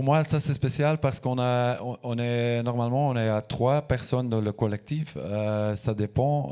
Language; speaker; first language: French; non-native, local second language; Dutch